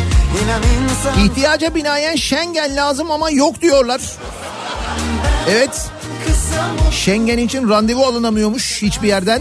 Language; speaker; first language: Turkish; native; Turkish